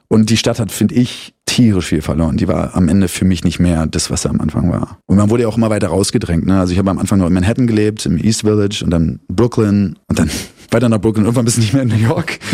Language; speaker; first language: German; native; German